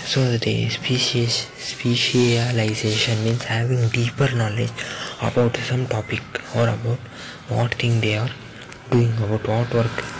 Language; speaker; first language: English; non-native, local second language; Kannada